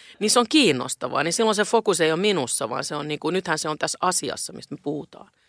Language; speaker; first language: Finnish; non-native, local second language; Swedish